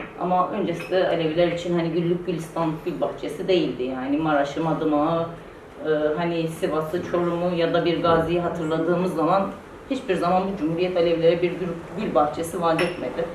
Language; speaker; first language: Turkish; non-native, local second language; Kurdish